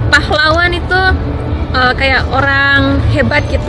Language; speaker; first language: Indonesian; early bilingual, other home language; Japanese